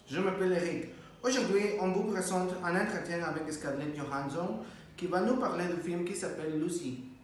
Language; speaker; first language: French; non-native, learner; Spanish